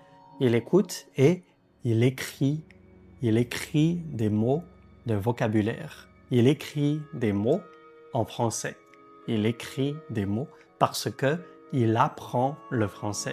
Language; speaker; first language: French; native; French